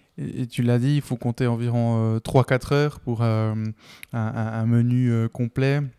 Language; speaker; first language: French; early bilingual, other home language; Spanish